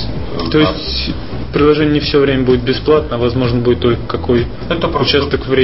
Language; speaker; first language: Russian; native; Russian